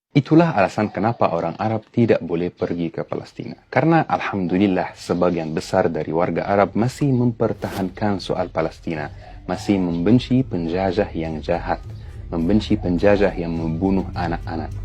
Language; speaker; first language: Indonesian; non-native, fluent; Arabic